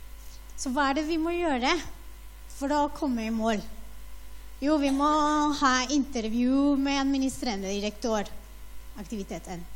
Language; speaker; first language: Norwegian; non-native, fluent; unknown